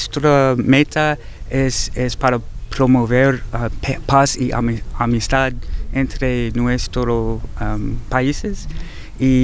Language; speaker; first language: Spanish; non-native, learner; English